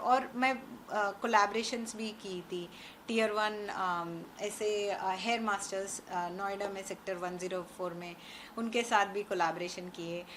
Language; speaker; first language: Hindi; non-native, local second language; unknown